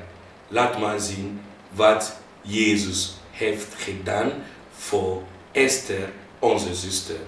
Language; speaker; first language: Dutch; non-native, fluent; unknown